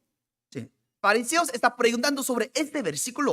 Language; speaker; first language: Spanish; non-native, fluent; Korean